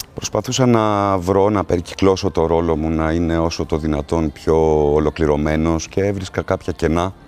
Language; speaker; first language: Greek; native; Greek